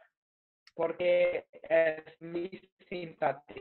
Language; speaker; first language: Spanish; non-native, learner; English